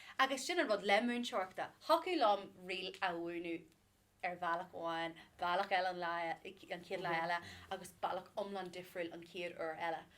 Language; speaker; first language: Irish; non-native, local second language; English